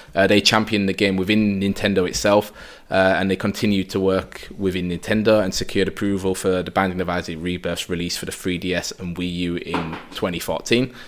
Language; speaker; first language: English; native; English